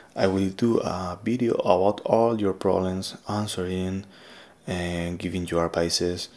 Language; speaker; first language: English; non-native, fluent; Spanish